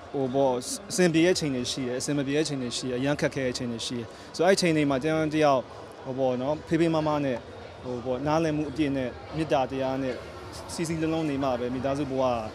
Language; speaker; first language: Burmese; native; Burmese